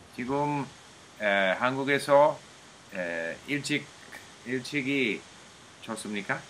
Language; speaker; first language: Korean; non-native, learner; English